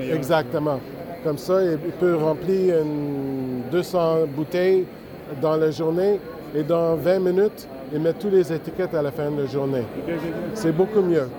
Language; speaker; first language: French; non-native, local second language; English